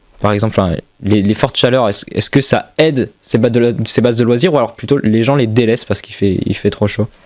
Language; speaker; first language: French; native; French